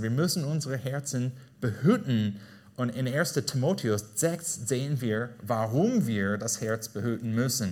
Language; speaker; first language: German; non-native, fluent; English